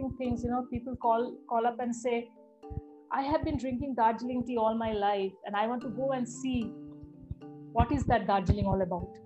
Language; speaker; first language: English; non-native, local second language; Bangla